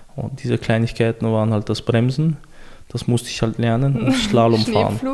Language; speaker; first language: German; early bilingual, other home language; Chechen